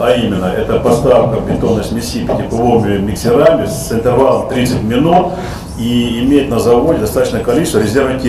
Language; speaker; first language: Russian; native; Russian